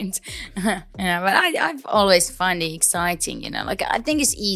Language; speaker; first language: English; non-native, fluent; Finnish